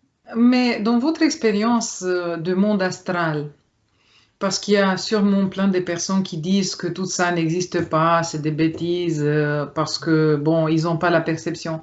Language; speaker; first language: French; non-native, fluent; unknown